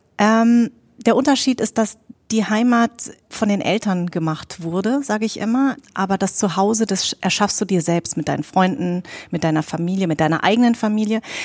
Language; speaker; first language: German; native; German